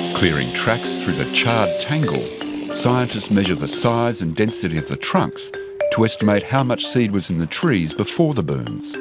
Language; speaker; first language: English; native; English